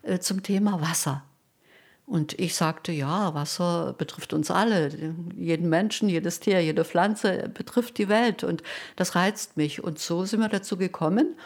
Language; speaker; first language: German; non-native, local second language; Upper Sorbian